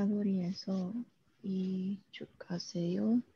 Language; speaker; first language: Korean; non-native, learner; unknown